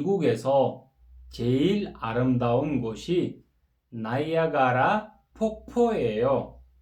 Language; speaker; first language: Korean; non-native, fluent; Kyrgyz